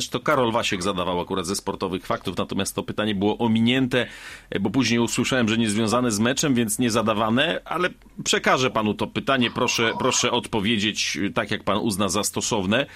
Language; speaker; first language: Polish; native; Polish